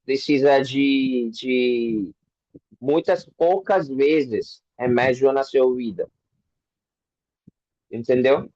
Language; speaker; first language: Portuguese; non-native, learner; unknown